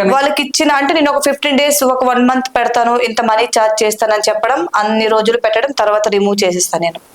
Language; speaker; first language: Telugu; native; Telugu